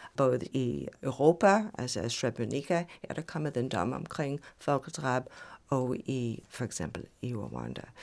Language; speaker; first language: Danish; non-native, fluent; English